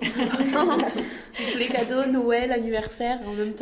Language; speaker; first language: French; native; French